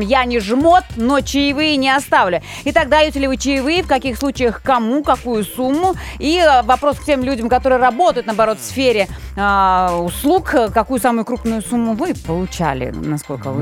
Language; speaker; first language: Russian; native; Russian